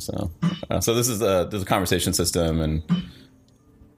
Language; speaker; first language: English; non-native, local second language; Sinhala